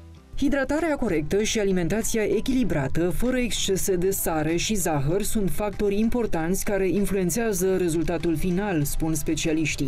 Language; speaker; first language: Romanian; native; Romanian